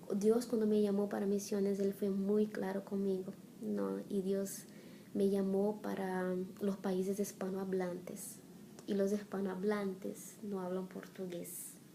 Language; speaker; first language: Spanish; non-native, fluent; Portuguese